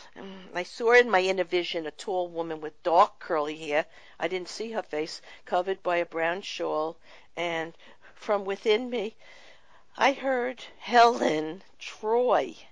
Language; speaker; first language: English; early bilingual, other home language; Russian